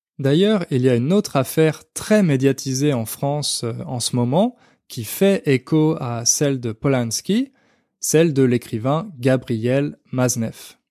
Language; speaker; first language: French; native; French